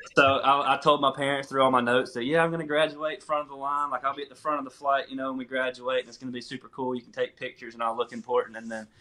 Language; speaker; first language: English; native; English